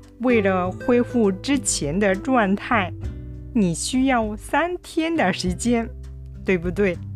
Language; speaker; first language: Chinese; non-native, fluent; Japanese